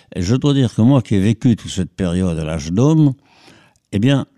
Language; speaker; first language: French; native; French